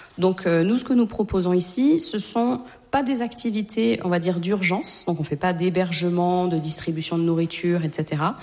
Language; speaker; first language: French; native; French